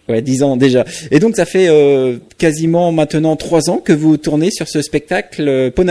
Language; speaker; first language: French; native; French